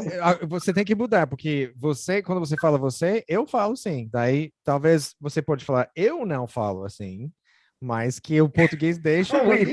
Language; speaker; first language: Portuguese; non-native, fluent; English